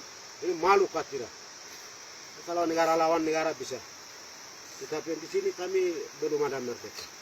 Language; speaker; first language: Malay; non-native, local second language; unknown